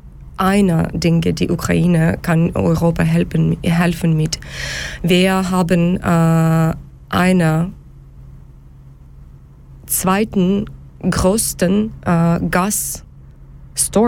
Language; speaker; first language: German; non-native, learner; Ukrainian